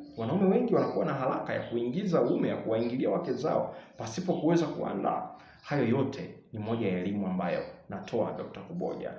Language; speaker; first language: Swahili; native; Swahili